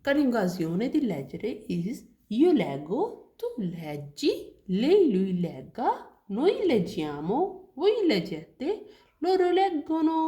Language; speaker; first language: Italian; non-native, learner; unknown